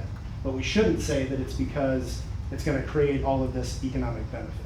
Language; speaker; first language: English; native; English